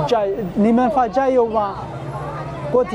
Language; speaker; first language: Chinese; non-native, learner; Amharic